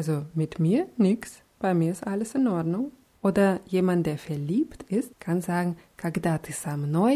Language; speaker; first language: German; non-native, fluent; Russian